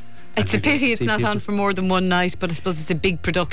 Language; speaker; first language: English; native; English